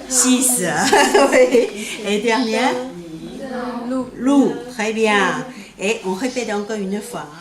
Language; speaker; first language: French; non-native, fluent; Chinese